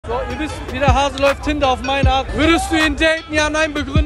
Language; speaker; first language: German; native; German